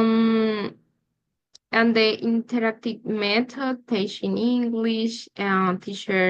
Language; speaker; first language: English; non-native, learner; Spanish